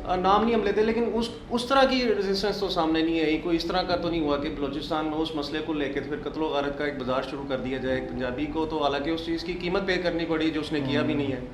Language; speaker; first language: Urdu; non-native, local second language; Punjabi